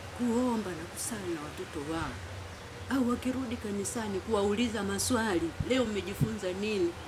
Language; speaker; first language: Swahili; native; Swahili